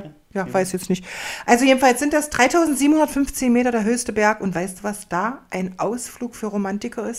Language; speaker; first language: German; native; German